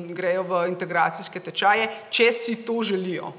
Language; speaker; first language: Slovenian; native; Slovenian